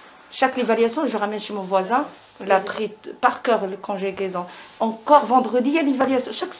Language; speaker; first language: French; non-native, learner; Arabic